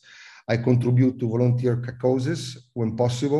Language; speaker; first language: English; non-native, fluent; Italian